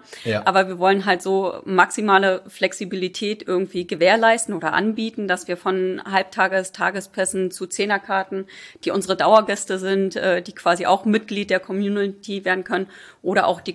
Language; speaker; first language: German; native; German